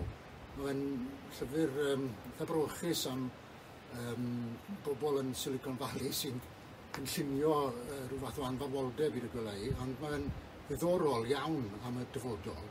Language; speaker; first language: Welsh; native; Welsh